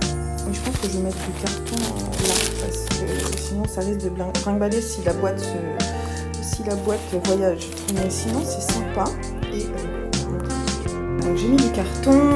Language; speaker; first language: French; native; French